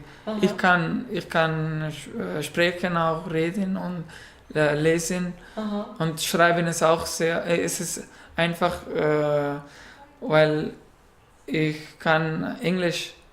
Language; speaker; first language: German; non-native, learner; Pashto